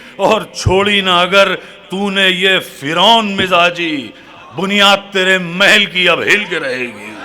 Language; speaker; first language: Urdu; native; Urdu